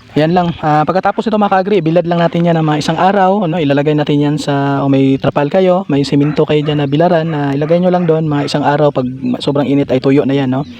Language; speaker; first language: Filipino; non-native, local second language; Cebuano